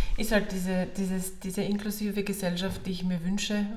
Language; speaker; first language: German; native; German